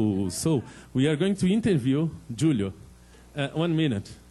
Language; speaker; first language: English; non-native, learner; Portuguese